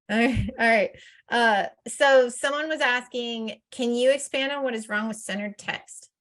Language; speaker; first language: English; native; English